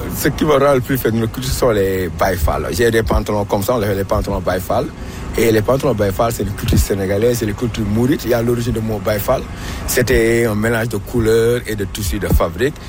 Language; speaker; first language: French; non-native, local second language; Wolof